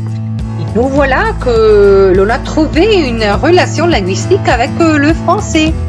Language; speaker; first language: French; non-native, fluent; Italian